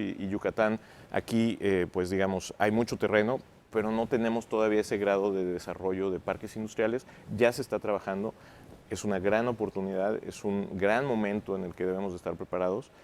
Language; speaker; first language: Spanish; native; Spanish